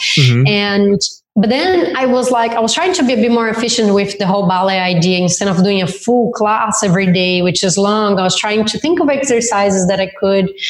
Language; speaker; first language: English; non-native, fluent; Portuguese